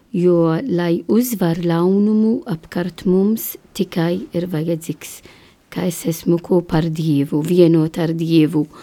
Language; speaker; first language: Latvian; non-native, learner; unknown